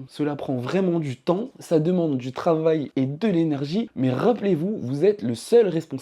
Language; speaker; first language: French; native; French